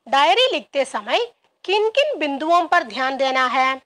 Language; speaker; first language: Hindi; non-native, local second language; Malayalam